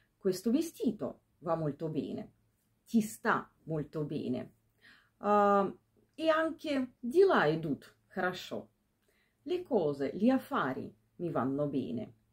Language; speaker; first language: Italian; non-native, fluent; Russian